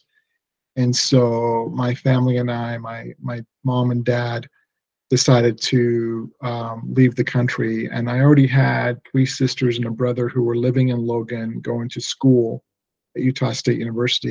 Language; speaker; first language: English; early bilingual, other home language; Persian